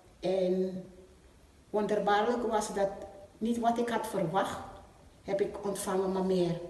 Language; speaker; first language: Dutch; native; Dutch